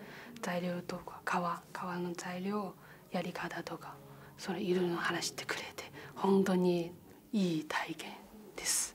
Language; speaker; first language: Japanese; non-native, fluent; Chinese